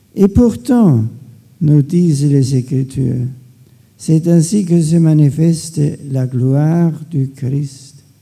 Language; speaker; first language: French; non-native, fluent; German